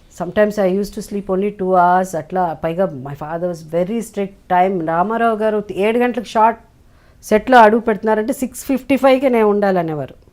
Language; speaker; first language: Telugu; native; Telugu